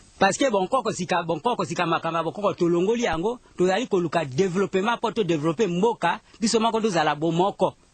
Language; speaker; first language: Lingala; non-native, local second language; Mongo